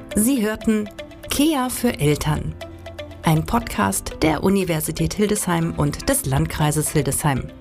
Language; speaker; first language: German; native; German